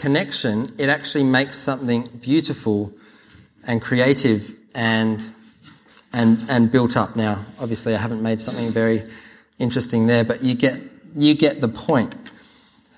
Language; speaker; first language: English; native; English